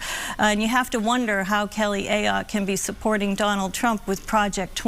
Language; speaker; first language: English; native; English